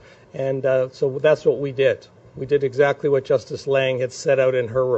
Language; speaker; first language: English; native; English